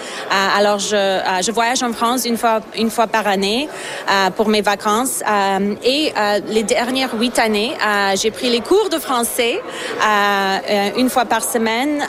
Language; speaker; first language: French; non-native, fluent; Slovak